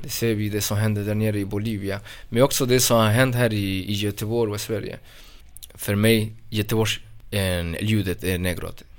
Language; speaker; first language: Swedish; non-native, fluent; Spanish